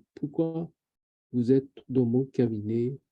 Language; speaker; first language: French; non-native, learner; Japanese